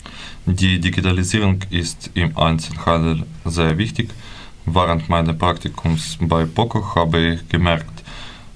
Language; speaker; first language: German; non-native, fluent; Ukrainian